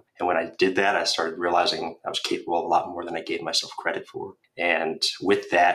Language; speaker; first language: English; native; English